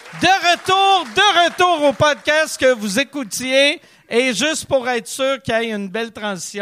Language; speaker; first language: French; native; French